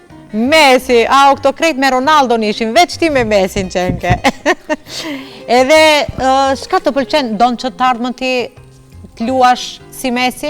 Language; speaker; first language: Albanian; native; Albanian